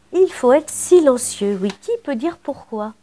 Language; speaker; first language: French; native; French